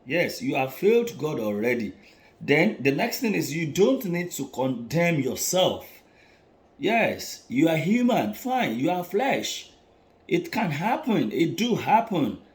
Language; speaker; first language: English; non-native, local second language; Yoruba